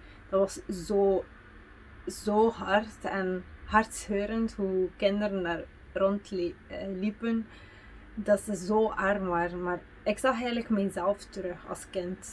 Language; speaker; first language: Dutch; early bilingual, other home language; Amharic